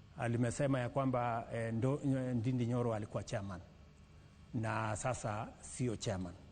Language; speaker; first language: Swahili; non-native, local second language; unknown